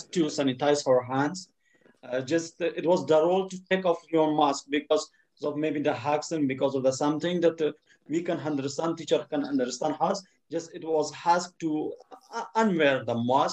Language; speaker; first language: English; non-native, fluent; Persian